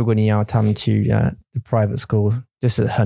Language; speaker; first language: Chinese; non-native, learner; English